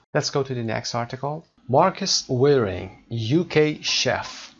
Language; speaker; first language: English; non-native, fluent; Persian